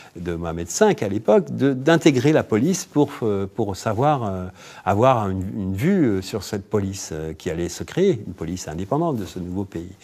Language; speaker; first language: French; native; French